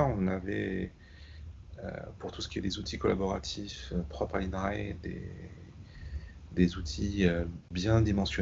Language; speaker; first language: French; native; French